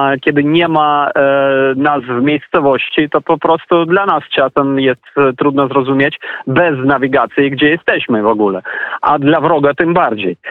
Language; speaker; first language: Polish; non-native, fluent; Ukrainian